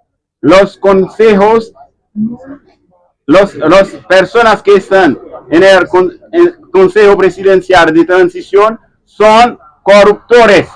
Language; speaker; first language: Spanish; non-native, learner; Haitian Creole